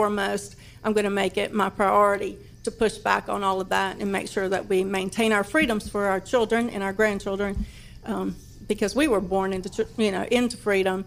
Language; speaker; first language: English; native; English